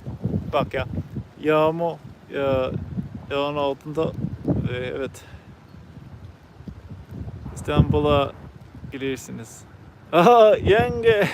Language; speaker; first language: Turkish; non-native, learner; English